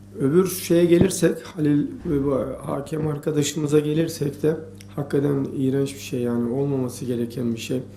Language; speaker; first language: Turkish; native; Turkish